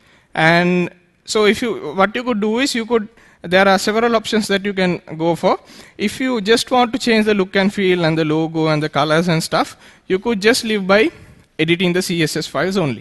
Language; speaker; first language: English; non-native, local second language; Sinhala